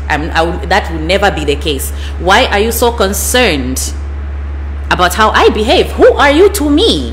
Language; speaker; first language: English; non-native, local second language; Bemba